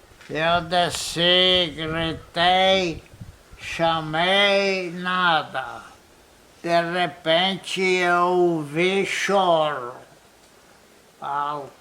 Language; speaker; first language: Portuguese; non-native, fluent; Polish